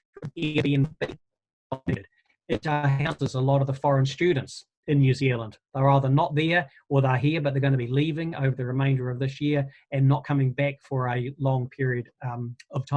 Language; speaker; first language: English; native; English